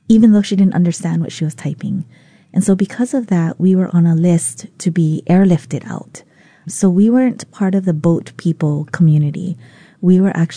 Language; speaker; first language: English; non-native, local second language; Vietnamese